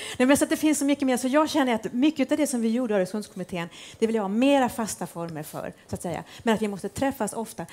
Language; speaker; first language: Swedish; native; Swedish